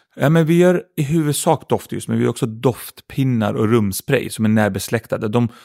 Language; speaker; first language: Swedish; early bilingual, other home language; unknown